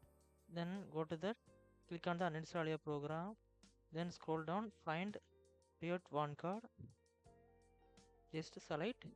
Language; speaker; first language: English; non-native, learner; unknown